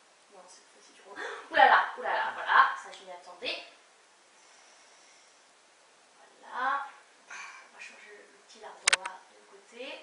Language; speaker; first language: French; native; French